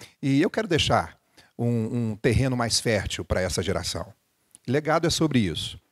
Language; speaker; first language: Portuguese; native; Portuguese